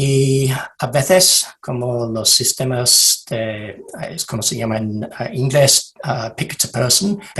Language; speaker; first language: Spanish; non-native, fluent; English